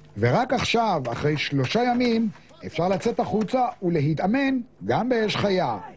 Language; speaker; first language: Hebrew; native; Hebrew